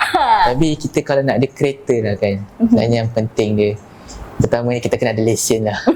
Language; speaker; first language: Malay; native; Malay